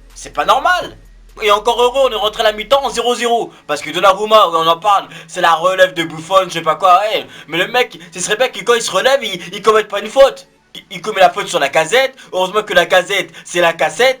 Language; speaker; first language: French; native; French